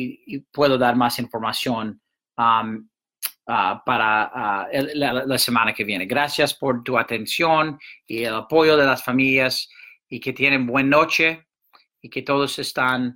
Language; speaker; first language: Spanish; non-native, fluent; English